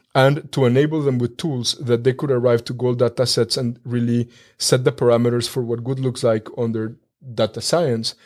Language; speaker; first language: English; non-native, fluent; Spanish